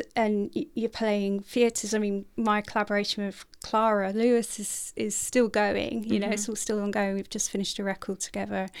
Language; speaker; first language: English; native; English